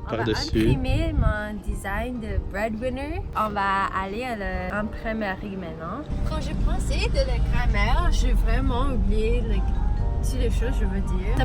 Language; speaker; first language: French; non-native, learner; English